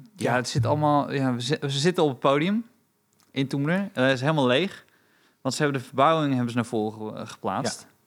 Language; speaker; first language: Dutch; early bilingual, other home language; Romanian